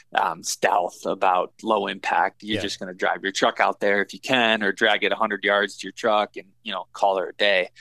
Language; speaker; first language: English; native; English